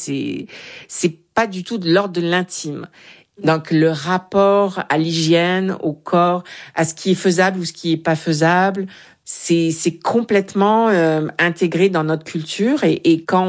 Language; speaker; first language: French; native; French